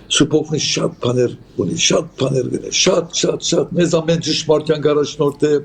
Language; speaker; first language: Armenian; native; Armenian